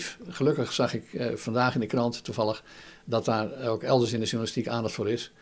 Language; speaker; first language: Dutch; native; Dutch